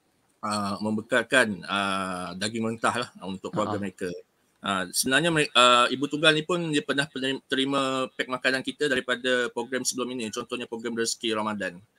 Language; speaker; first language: Malay; native; Malay